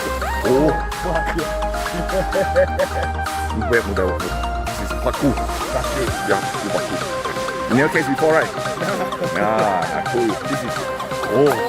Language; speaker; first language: English; non-native, learner; Thai